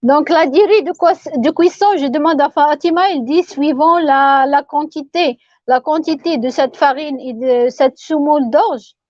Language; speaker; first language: French; non-native, local second language; Arabic